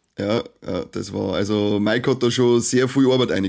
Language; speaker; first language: German; native; German